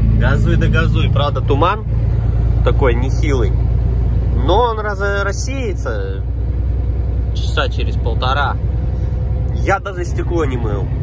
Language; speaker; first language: Russian; native; Russian